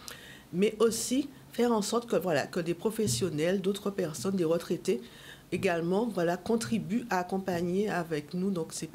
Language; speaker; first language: French; native; French